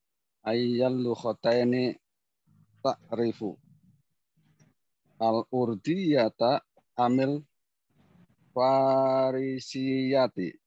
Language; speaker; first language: Arabic; non-native, learner; Indonesian